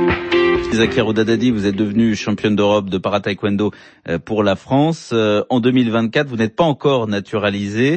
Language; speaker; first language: French; native; French